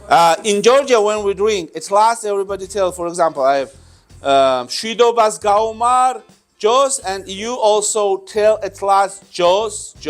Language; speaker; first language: English; non-native, learner; Georgian